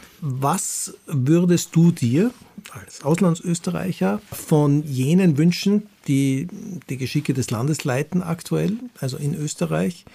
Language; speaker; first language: German; native; German